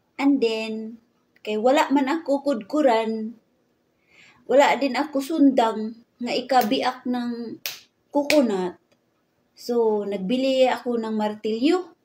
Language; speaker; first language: Filipino; non-native, local second language; Cebuano